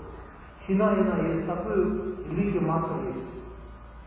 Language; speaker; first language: Russian; non-native, learner; Tibetan